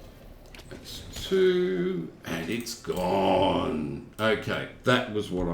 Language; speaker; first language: English; native; English